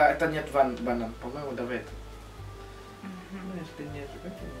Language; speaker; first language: Russian; non-native, learner; Indonesian